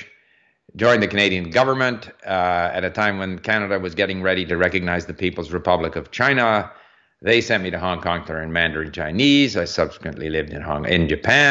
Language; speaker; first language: English; native; English